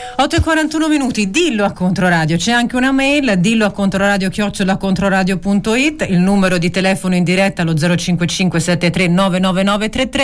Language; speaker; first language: Italian; native; Italian